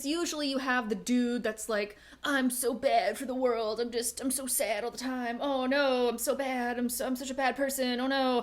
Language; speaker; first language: English; native; English